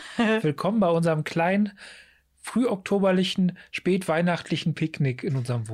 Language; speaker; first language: German; native; German